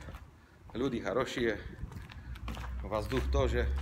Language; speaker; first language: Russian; non-native, learner; Polish